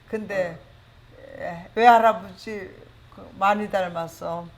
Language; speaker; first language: Korean; native; Korean